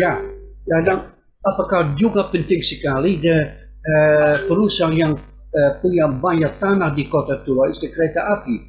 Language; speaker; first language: Indonesian; non-native, fluent; Dutch